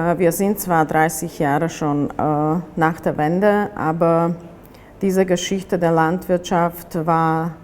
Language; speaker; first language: German; non-native, fluent; Slovak